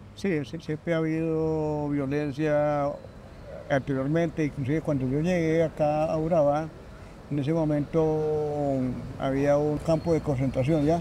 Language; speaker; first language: Spanish; native; Spanish